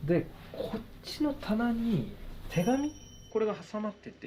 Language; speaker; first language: Japanese; native; Japanese